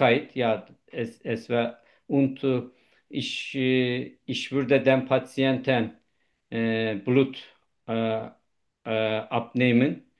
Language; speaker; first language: German; non-native, learner; Turkish